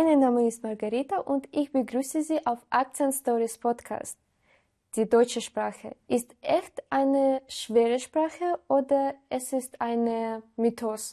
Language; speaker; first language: German; non-native, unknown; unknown